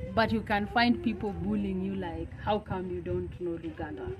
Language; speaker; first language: English; non-native, local second language; Kalenjin